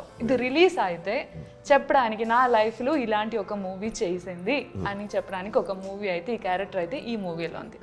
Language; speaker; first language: Telugu; non-native, learner; Malayalam